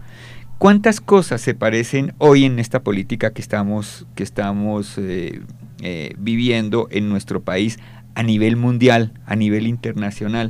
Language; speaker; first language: Spanish; native; Spanish